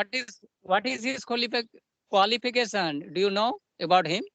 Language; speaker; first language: English; non-native, learner; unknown